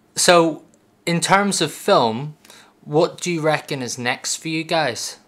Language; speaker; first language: English; native; English